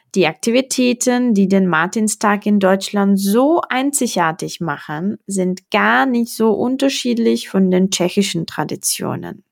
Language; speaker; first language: German; non-native, fluent; Czech